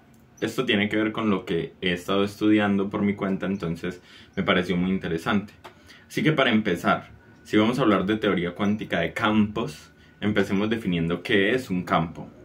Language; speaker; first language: Spanish; native; Spanish